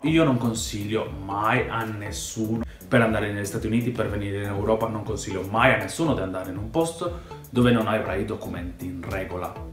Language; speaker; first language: Italian; non-native, fluent; Spanish